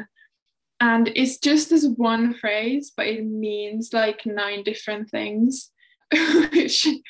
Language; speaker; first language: English; non-native, fluent; Finnish